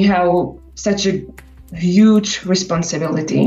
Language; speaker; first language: English; non-native, fluent; Slovak